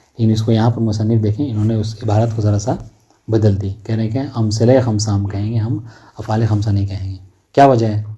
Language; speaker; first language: Urdu; native; Urdu